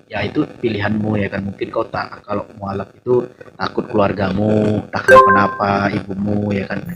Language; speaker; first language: Indonesian; native; Indonesian